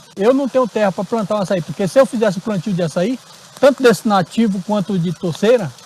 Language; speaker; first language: Portuguese; native; Portuguese